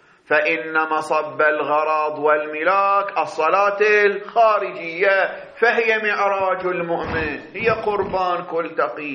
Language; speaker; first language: Arabic; native; Arabic